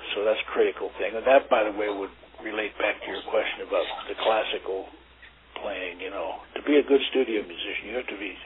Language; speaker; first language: English; native; English